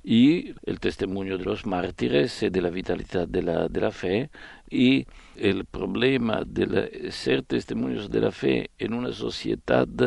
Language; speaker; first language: Spanish; non-native, fluent; Italian